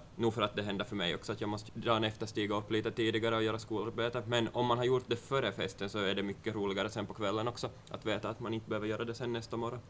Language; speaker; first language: Swedish; native; Swedish